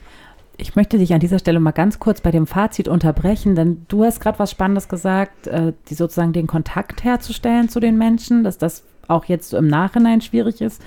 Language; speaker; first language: German; native; German